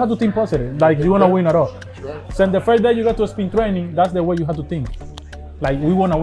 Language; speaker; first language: English; non-native, fluent; Spanish